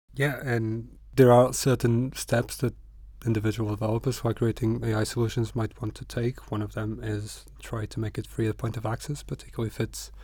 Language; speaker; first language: English; non-native, fluent; Portuguese